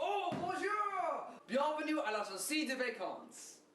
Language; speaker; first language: French; non-native, learner; English